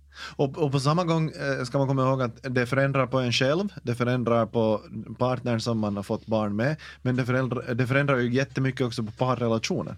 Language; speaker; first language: Swedish; native; Swedish